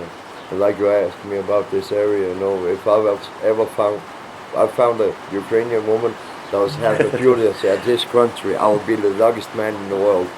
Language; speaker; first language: English; non-native, fluent; Danish